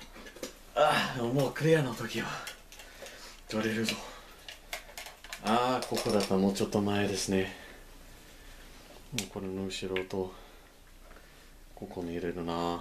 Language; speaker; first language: Japanese; non-native, learner; English